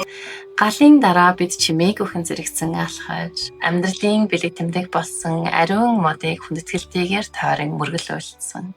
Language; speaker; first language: Mongolian; native; Mongolian